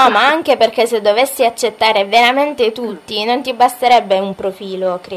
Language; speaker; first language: Italian; native; Italian